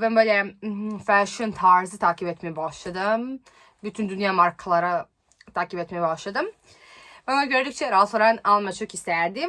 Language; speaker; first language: Turkish; non-native, learner; Serbian